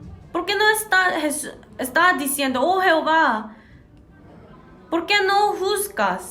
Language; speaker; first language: Spanish; non-native, fluent; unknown